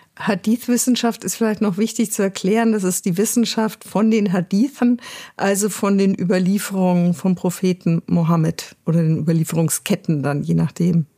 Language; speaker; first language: German; native; German